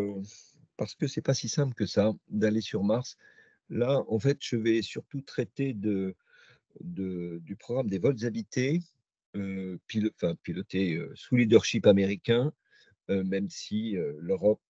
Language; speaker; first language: French; native; French